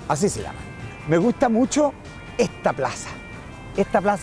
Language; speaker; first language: Spanish; native; Spanish